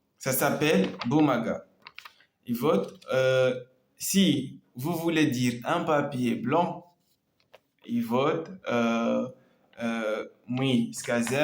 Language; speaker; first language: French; non-native, local second language; Comorian